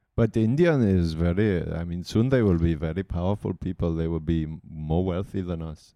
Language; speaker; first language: English; native; English